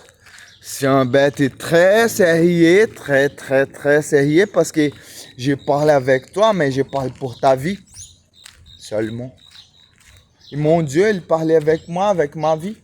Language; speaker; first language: French; non-native, learner; Portuguese